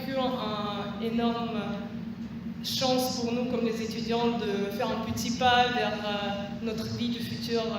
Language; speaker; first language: French; non-native, fluent; Russian